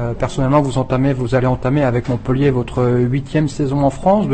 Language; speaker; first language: French; native; French